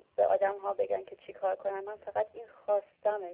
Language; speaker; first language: Persian; early bilingual, heritage; Persian